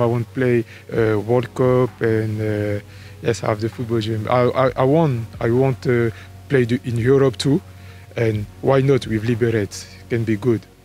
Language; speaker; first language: English; non-native, learner; French